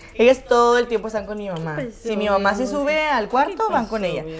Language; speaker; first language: Spanish; native; Spanish